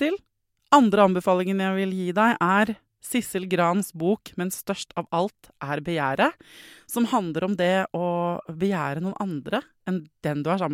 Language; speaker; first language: Norwegian; native; Norwegian